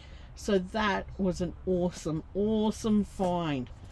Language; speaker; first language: English; native; English